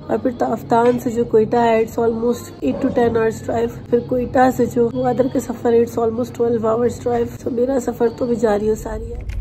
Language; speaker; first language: Urdu; non-native, local second language; Baluchi